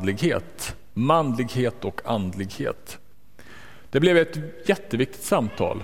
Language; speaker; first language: Swedish; native; Swedish